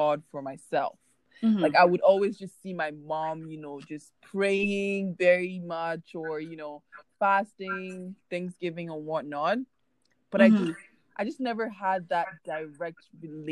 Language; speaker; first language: English; non-native, local second language; Igbo